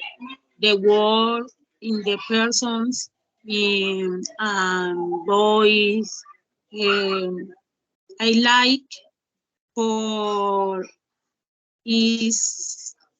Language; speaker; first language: English; non-native, learner; Spanish